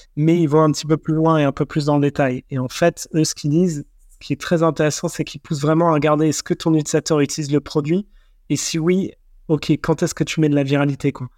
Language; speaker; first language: French; native; French